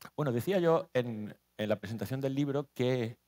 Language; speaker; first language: Spanish; native; Spanish